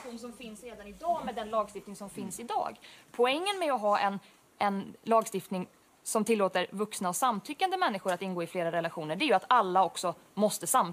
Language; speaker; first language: Swedish; native; Swedish